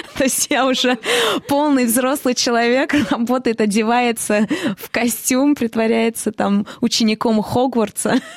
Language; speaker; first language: Russian; early bilingual, heritage; Russian